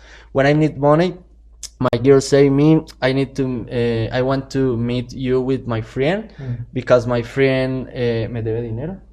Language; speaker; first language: English; non-native, learner; Spanish